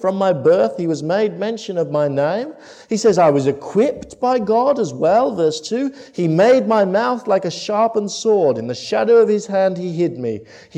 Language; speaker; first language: English; native; English